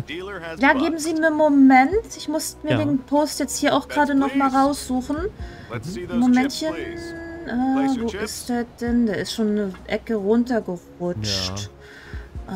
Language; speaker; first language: German; native; German